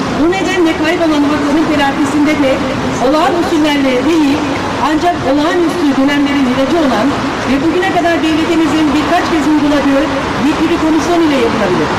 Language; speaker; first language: Turkish; native; Turkish